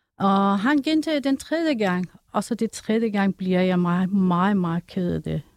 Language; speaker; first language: Danish; non-native, fluent; Persian